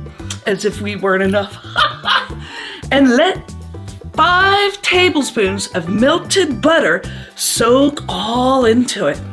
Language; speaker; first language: English; native; English